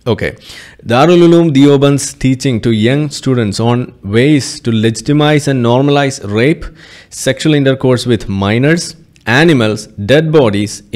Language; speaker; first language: English; non-native, local second language; Malayalam